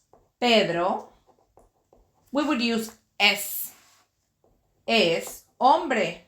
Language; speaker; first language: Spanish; early bilingual, heritage; Spanish